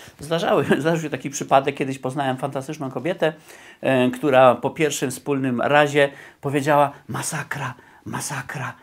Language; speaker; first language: Polish; native; Polish